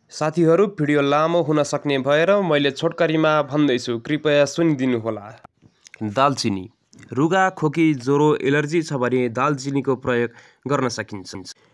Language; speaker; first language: Nepali; native; Nepali